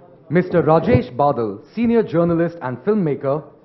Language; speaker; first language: English; non-native, local second language; Hindi